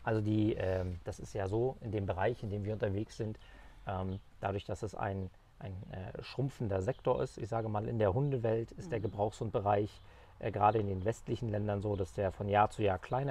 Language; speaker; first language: German; native; German